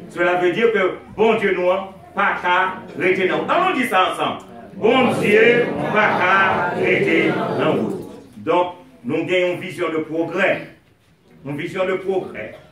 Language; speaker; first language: French; native; French